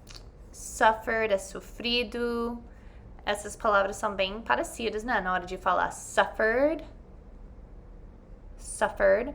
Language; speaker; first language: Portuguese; non-native, fluent; English